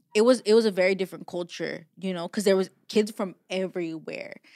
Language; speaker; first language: English; early bilingual, other home language; Spanish